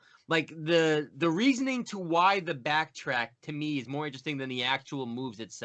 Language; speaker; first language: English; native; English